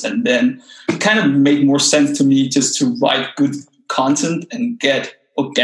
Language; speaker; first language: English; non-native, fluent; Danish